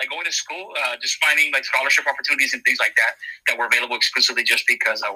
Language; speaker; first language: English; native; English